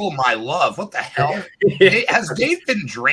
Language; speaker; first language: English; native; English